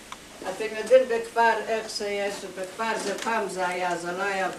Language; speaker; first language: Hebrew; non-native, fluent; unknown